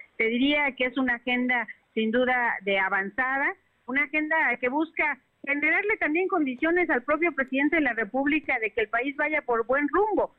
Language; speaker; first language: Spanish; native; Spanish